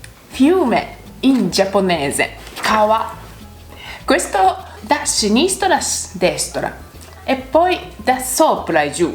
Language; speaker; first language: Italian; non-native, learner; Japanese